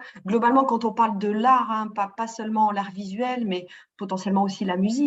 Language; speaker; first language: French; native; French